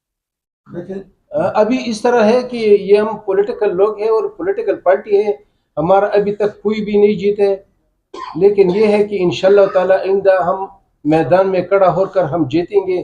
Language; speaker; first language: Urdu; non-native, local second language; Pashto